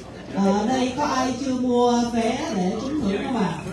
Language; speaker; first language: Vietnamese; native; Vietnamese